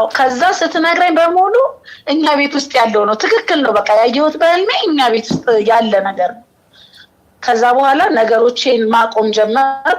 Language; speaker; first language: Amharic; native; Amharic